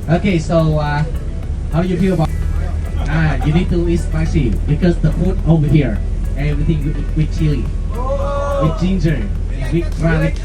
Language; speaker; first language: English; non-native, learner; Vietnamese